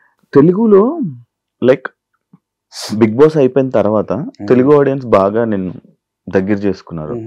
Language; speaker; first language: Telugu; native; Telugu